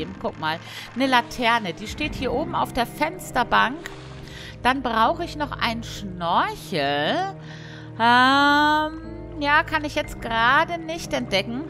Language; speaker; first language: German; native; German